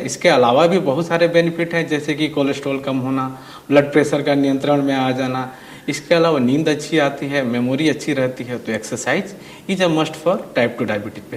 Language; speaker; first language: Hindi; native; Hindi